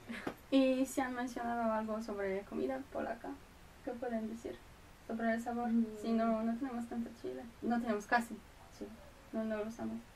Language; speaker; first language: Spanish; non-native, fluent; Polish